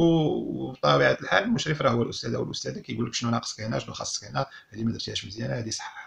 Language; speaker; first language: Arabic; native; Arabic